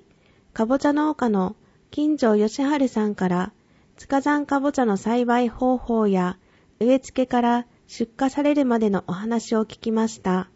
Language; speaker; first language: Japanese; native; Japanese